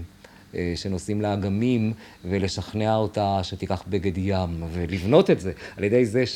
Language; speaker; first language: Hebrew; native; Hebrew